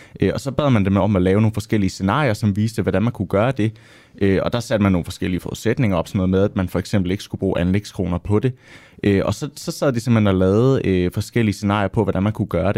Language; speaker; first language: Danish; native; Danish